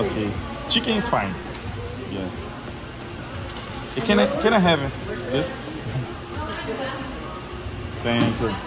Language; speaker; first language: English; non-native, learner; Portuguese